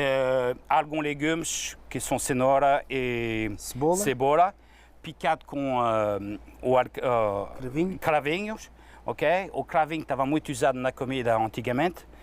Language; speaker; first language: Portuguese; non-native, learner; French